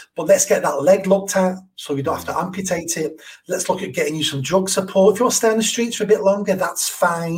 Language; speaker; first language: English; native; English